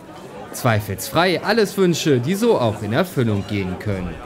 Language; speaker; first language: German; native; German